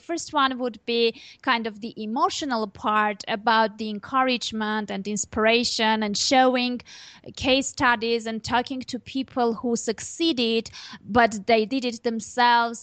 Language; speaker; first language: English; non-native, fluent; Armenian